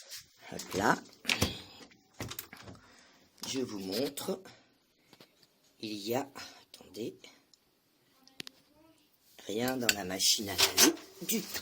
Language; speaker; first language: French; native; French